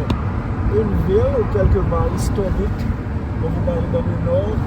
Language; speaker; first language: French; non-native, local second language; Haitian Creole